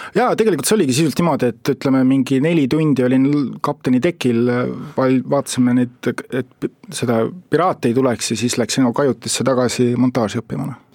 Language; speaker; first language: Estonian; native; Estonian